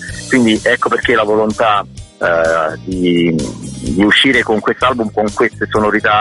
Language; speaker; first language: Italian; native; Italian